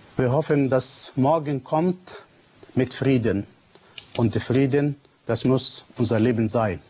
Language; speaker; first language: German; non-native, fluent; Arabic